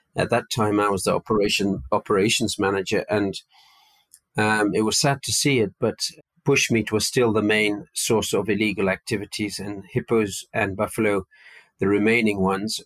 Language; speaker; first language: English; native; English